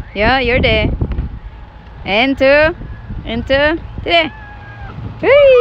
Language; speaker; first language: Norwegian; non-native, learner; Filipino